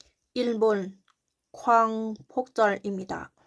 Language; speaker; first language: Korean; non-native, learner; Thai